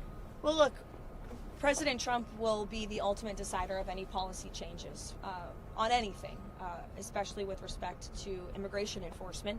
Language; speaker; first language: English; native; English